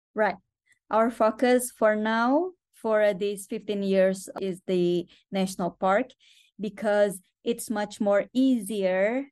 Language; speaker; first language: English; non-native, fluent; Indonesian